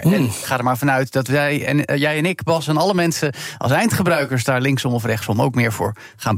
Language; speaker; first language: Dutch; native; Dutch